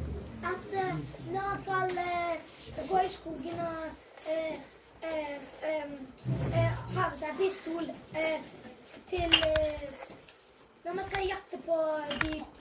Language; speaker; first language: Norwegian; early bilingual, other home language; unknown